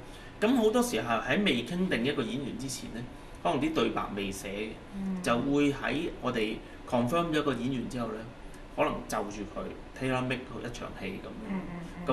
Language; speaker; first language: Cantonese; native; Cantonese